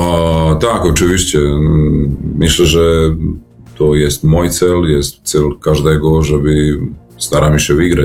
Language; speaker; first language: Polish; non-native, learner; Serbian